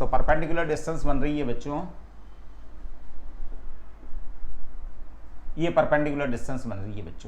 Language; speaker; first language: Hindi; native; Hindi